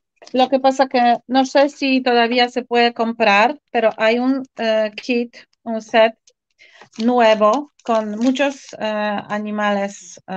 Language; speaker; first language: Spanish; non-native, fluent; Polish